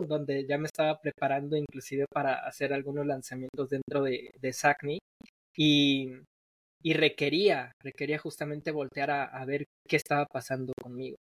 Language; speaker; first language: Spanish; native; Spanish